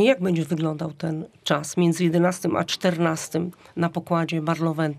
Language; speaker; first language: Polish; native; Polish